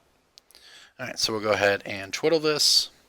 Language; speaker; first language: English; native; English